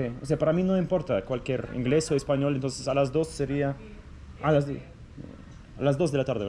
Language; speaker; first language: Spanish; non-native, fluent; Russian